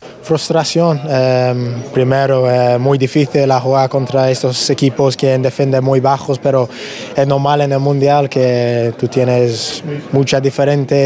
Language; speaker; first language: Spanish; non-native, learner; English